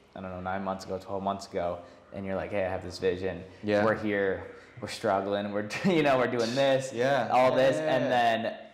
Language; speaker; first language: English; native; English